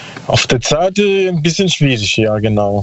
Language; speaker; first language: German; non-native, learner; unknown